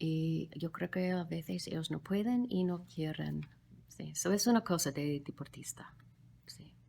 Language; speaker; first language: Spanish; non-native, fluent; English